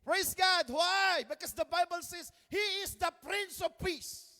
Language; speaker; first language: English; non-native, local second language; Filipino